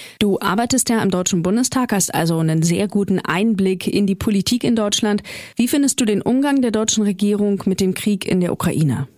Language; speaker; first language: German; native; German